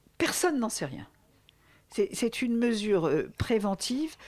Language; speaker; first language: French; native; French